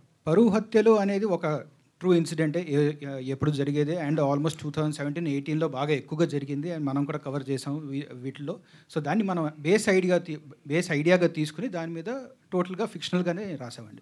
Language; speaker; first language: Telugu; native; Telugu